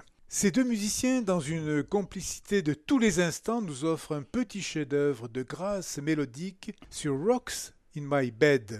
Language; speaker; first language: French; native; French